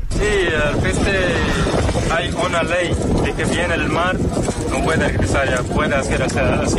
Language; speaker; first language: Spanish; non-native, learner; Arabic